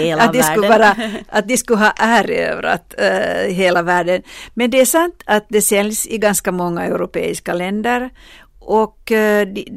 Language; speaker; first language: Swedish; non-native, local second language; Finnish